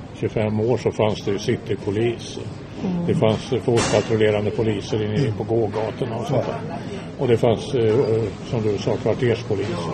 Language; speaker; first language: Swedish; native; Swedish